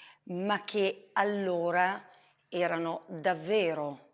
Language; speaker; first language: Italian; native; Italian